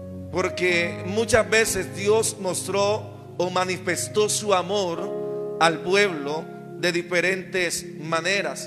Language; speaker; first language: Spanish; native; Spanish